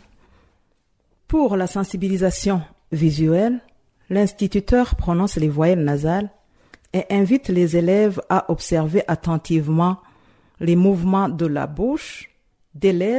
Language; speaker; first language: French; non-native, local second language; Rundi